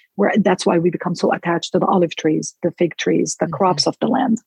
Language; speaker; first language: English; non-native, fluent; Arabic